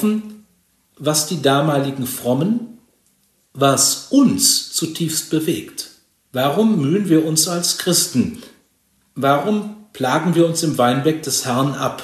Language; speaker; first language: German; native; German